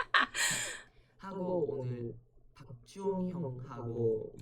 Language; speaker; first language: Korean; non-native, learner; Japanese